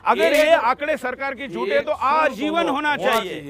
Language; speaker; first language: Hindi; non-native, local second language; Marathi